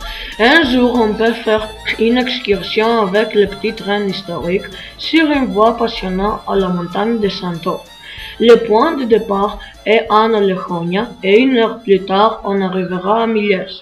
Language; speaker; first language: French; non-native, learner; Greek